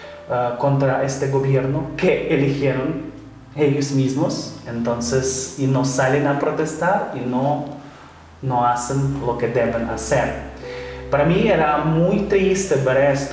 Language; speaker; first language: Spanish; non-native, fluent; Ukrainian